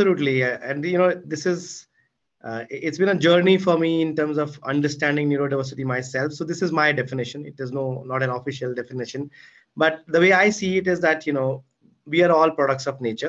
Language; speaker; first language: English; non-native, local second language; Hindi